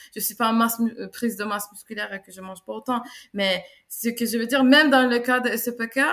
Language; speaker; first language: French; non-native, fluent; Turkish